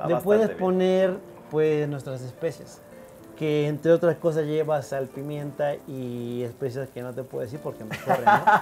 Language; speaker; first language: Spanish; native; Spanish